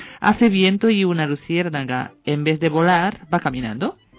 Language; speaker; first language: Spanish; non-native, fluent; Japanese